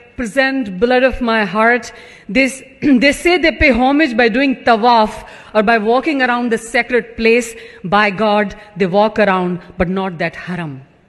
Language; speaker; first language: English; non-native, local second language; Punjabi